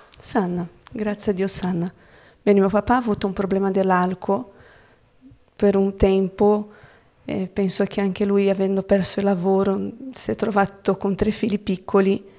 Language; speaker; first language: Italian; non-native, fluent; Portuguese